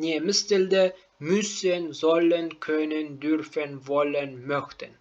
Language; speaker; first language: German; non-native, learner; Turkmen